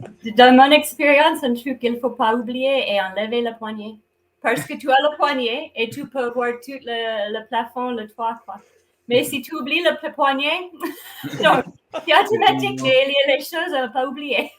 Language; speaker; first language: French; non-native, fluent; English